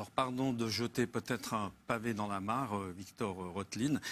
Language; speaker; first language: French; native; French